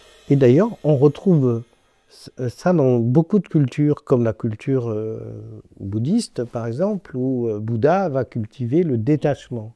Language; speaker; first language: French; native; French